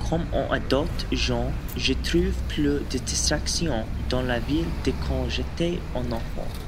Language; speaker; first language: French; non-native, learner; English